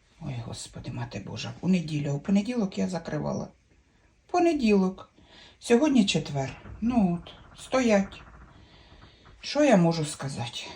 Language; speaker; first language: Ukrainian; native; Ukrainian